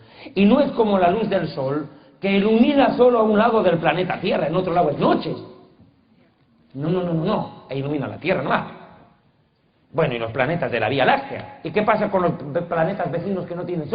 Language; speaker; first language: Spanish; native; Spanish